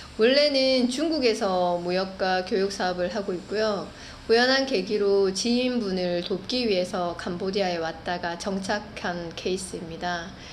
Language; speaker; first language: Korean; native; Korean